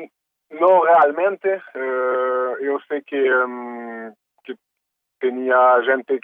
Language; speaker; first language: Portuguese; early bilingual, heritage; French